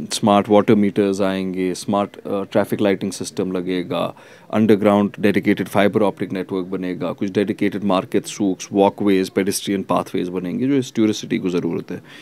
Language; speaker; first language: Hindi; non-native, local second language; Kashmiri